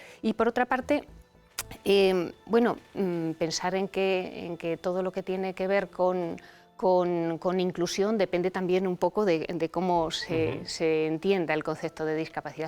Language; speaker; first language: Spanish; native; Spanish